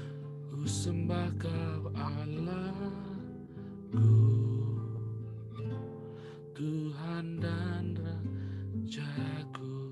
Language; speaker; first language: Indonesian; native; Indonesian